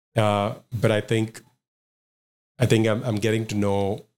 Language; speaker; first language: English; non-native, local second language; Punjabi